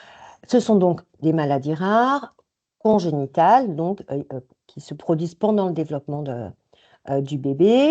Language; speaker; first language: French; native; French